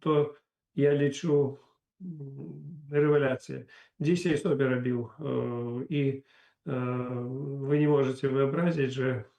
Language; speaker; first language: Polish; non-native, learner; Belarusian